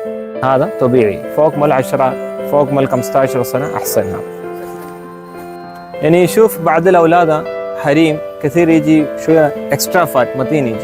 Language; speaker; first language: Arabic; non-native, learner; Malayalam